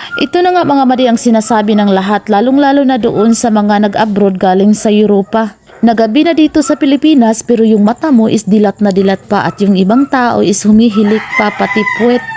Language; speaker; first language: Filipino; non-native, local second language; Cebuano